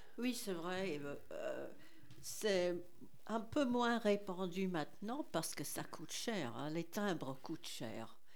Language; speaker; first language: French; non-native, fluent; English